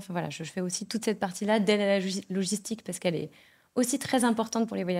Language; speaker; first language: French; native; French